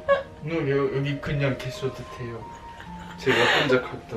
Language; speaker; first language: Korean; non-native, fluent; Japanese